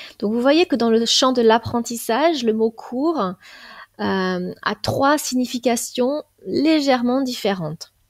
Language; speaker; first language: French; native; French